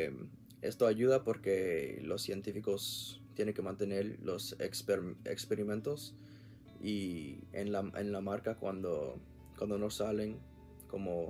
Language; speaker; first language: Spanish; non-native, learner; English